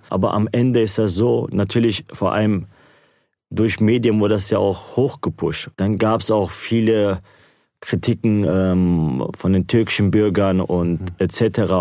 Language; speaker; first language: German; non-native, local second language; Turkish